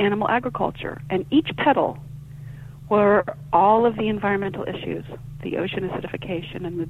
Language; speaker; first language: English; native; English